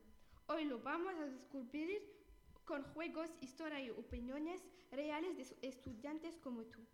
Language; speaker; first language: Spanish; non-native, learner; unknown